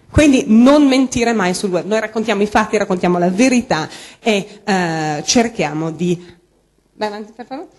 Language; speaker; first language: Italian; non-native, fluent; English